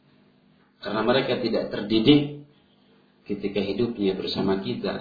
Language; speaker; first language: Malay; non-native, local second language; Sundanese